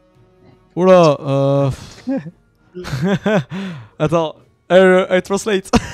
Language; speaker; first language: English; non-native, learner; French